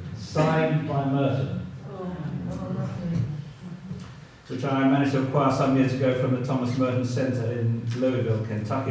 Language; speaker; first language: English; native; English